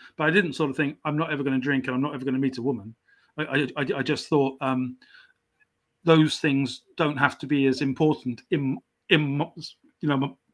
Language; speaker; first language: English; native; English